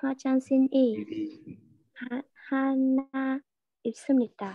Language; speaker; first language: Korean; non-native, learner; Vietnamese